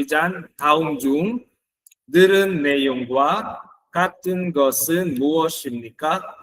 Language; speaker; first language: Korean; non-native, fluent; Filipino